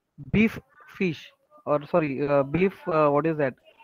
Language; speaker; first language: English; non-native, local second language; Marathi